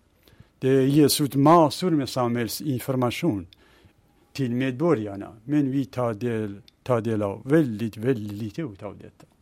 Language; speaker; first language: Swedish; non-native, fluent; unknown